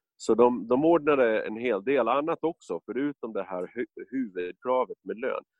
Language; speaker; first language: Swedish; non-native, fluent; English